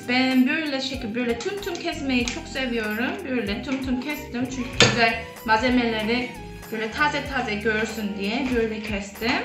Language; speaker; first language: Turkish; non-native, fluent; Korean